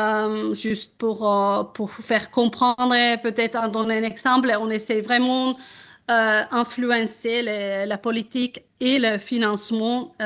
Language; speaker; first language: French; non-native, fluent; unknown